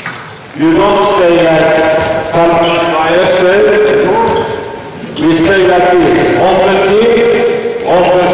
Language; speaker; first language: English; non-native, learner; Swedish